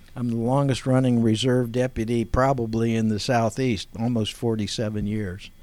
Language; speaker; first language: English; native; English